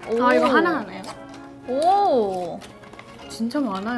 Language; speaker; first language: Korean; non-native, learner; English